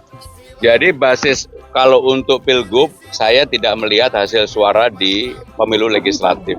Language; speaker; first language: Indonesian; native; Indonesian